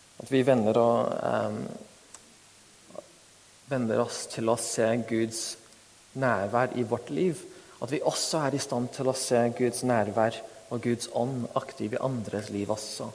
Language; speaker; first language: Norwegian; non-native, fluent; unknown